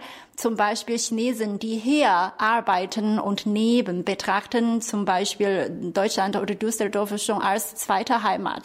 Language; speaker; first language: German; non-native, fluent; Chinese